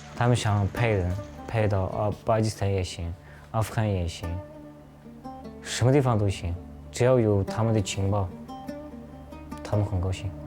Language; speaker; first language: Chinese; non-native, local second language; Uyghur